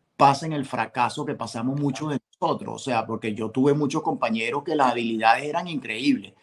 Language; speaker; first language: Spanish; native; Spanish